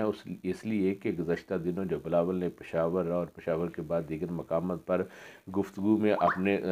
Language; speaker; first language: Urdu; native; Urdu